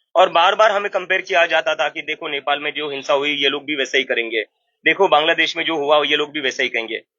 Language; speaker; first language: Hindi; non-native, local second language; Marathi